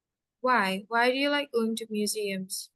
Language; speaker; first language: English; non-native, fluent; Urdu